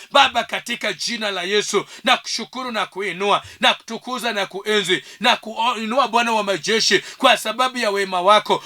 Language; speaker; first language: Swahili; non-native, local second language; Luo (Kenya and Tanzania)